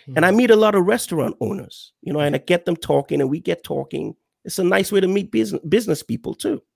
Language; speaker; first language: English; non-native, local second language; Yoruba